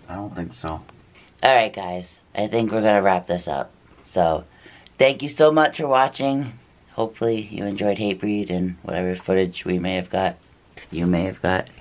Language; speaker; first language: English; native; English